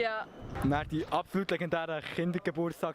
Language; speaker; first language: German; native; German